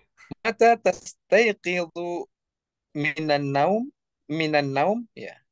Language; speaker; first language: Arabic; non-native, learner; Indonesian